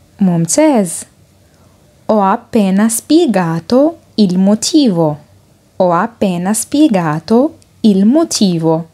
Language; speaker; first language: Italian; non-native, fluent; Arabic